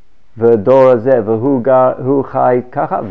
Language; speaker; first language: Hebrew; non-native, fluent; English